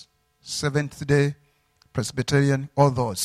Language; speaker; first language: English; non-native, local second language; Ganda